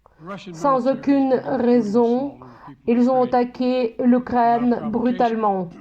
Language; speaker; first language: French; non-native, fluent; Russian